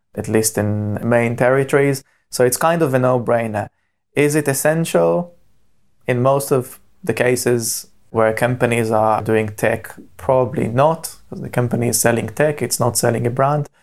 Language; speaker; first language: English; non-native, fluent; Hebrew